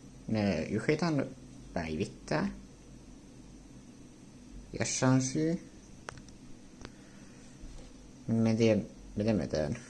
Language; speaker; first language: Finnish; non-native, learner; English